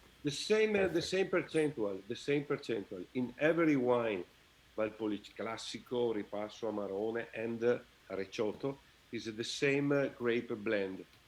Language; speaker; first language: English; non-native, learner; Italian